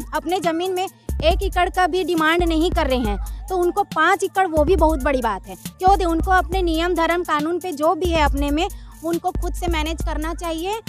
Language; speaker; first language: Hindi; native; Hindi